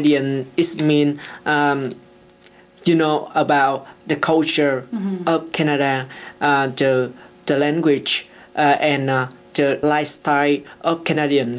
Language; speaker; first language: English; non-native, learner; Vietnamese